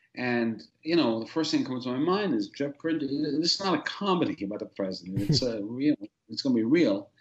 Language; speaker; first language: English; native; English